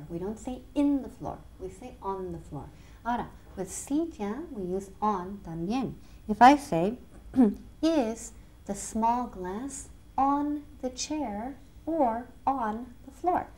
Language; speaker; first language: English; native; English